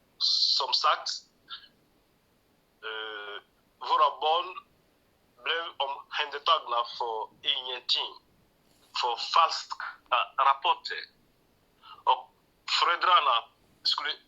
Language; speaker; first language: Swedish; non-native, learner; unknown